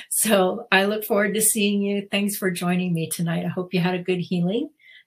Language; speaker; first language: English; native; English